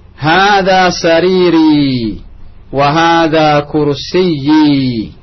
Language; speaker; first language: Arabic; non-native, fluent; Indonesian